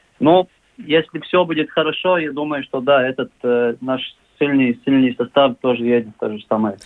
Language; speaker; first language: Russian; non-native, local second language; Latvian